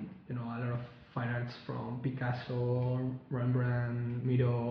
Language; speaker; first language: English; non-native, learner; Spanish